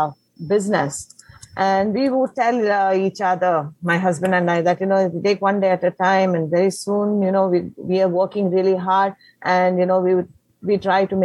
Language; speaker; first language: English; non-native, local second language; Konkani